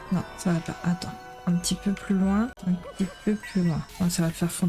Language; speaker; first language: French; native; French